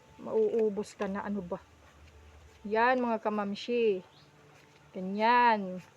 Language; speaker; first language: Filipino; non-native, local second language; Waray